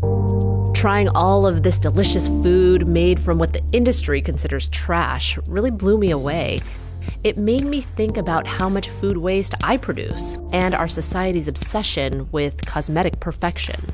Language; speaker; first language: English; native; English